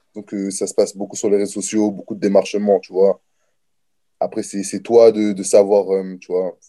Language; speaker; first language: French; native; French